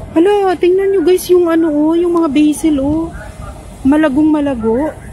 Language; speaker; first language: Filipino; non-native, local second language; Cebuano